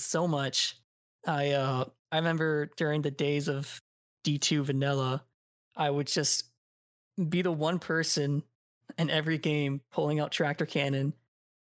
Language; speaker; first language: English; native; English